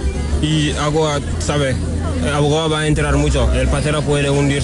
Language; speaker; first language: Spanish; non-native, learner; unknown